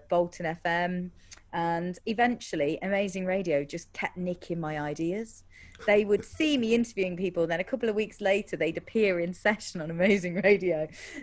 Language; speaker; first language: English; native; English